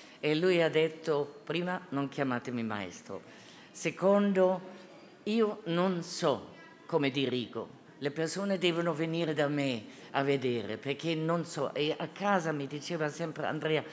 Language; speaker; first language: Italian; non-native, fluent; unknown